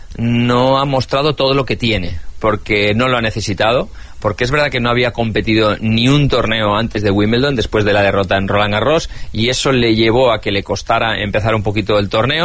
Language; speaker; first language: Spanish; native; Spanish